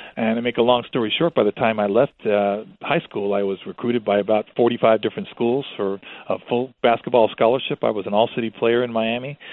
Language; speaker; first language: English; early bilingual, other home language; Spanish